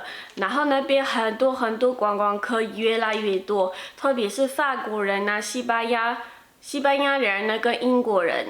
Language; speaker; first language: Chinese; non-native, fluent; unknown